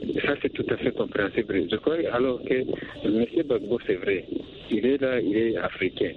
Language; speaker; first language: French; non-native, local second language; Rundi